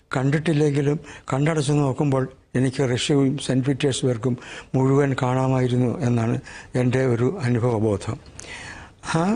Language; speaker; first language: Malayalam; native; Malayalam